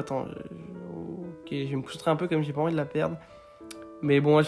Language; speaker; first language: French; native; French